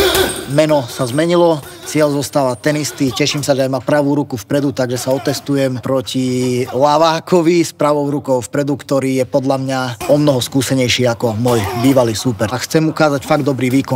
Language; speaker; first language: Slovak; native; Slovak